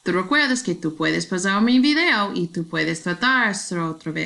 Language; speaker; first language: Spanish; non-native, learner; English